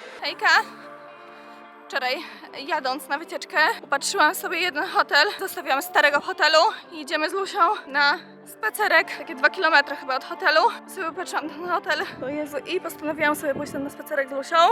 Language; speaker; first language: Polish; native; Polish